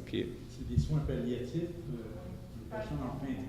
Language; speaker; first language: French; native; French